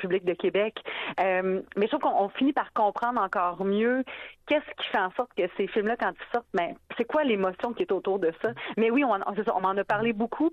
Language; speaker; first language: French; native; French